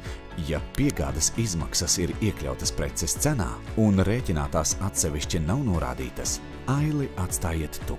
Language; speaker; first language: Latvian; native; Latvian